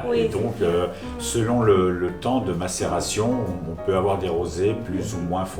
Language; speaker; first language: French; native; French